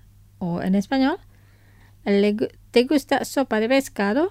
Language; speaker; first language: Spanish; non-native, fluent; Indonesian